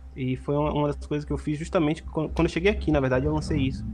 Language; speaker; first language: Portuguese; native; Portuguese